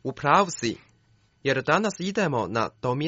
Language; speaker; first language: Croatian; non-native, fluent; Chinese